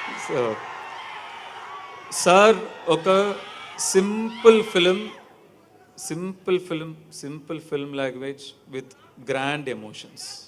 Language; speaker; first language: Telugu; non-native, learner; Tamil